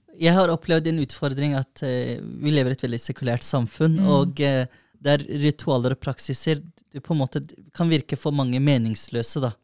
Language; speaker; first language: Norwegian; early bilingual, other home language; Somali